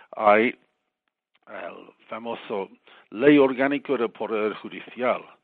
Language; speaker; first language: Spanish; non-native, fluent; English